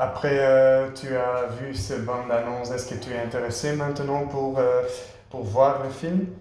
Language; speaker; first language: French; non-native, learner; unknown